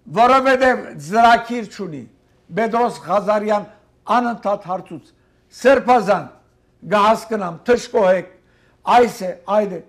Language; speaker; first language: Armenian; early bilingual, heritage; Armenian